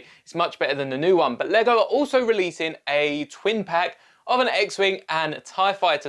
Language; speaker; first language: English; native; English